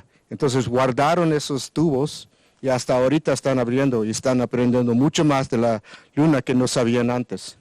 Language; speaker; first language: Spanish; non-native, learner; English